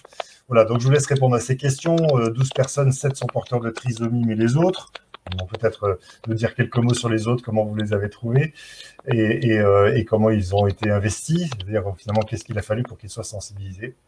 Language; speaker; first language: French; native; French